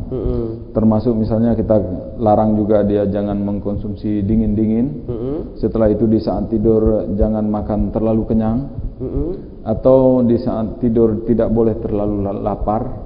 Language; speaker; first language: Malay; native; Malay